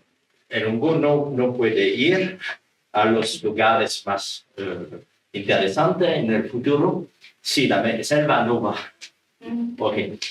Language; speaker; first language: Spanish; non-native, learner; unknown